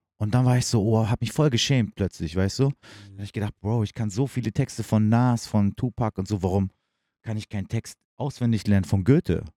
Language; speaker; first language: German; early bilingual, other home language; Turkish